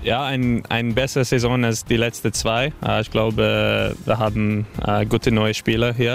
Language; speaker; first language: German; non-native, learner; English